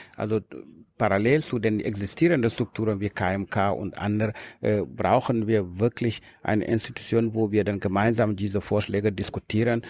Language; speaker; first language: German; non-native, fluent; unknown